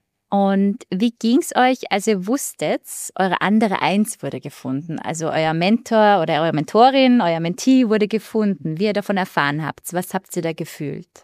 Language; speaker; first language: German; native; German